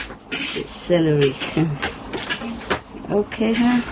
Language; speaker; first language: English; non-native, fluent; Vietnamese